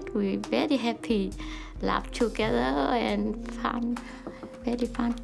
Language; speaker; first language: English; non-native, learner; Vietnamese